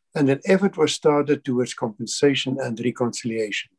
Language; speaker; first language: English; non-native, local second language; Afrikaans